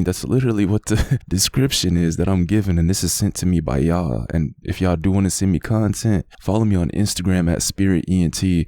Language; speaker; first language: English; native; English